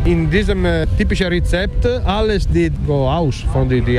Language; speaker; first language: German; non-native, learner; Italian